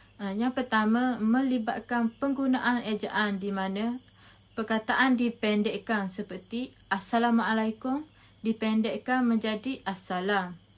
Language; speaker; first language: Malay; native; Malay